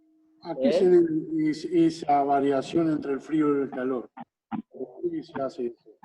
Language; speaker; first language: Spanish; native; Spanish